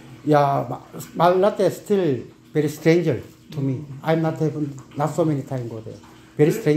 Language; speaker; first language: English; non-native, learner; Korean